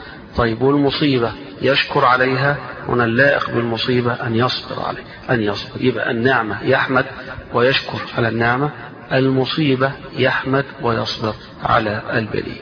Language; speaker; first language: Arabic; native; Arabic